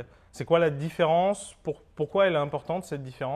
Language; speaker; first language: French; native; French